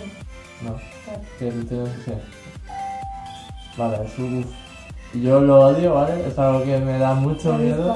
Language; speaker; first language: Spanish; native; Spanish